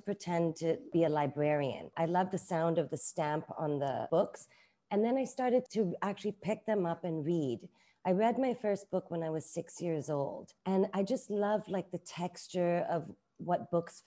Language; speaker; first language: English; native; English